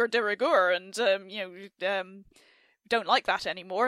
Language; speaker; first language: English; native; English